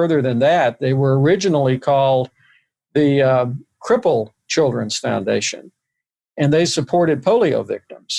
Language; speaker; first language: English; native; English